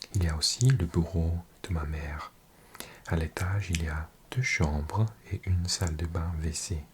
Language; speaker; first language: French; non-native, learner; English